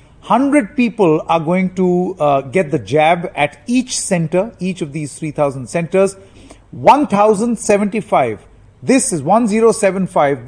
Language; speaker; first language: English; non-native, local second language; Hindi